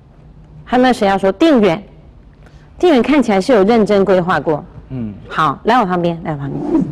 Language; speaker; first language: Chinese; native; Chinese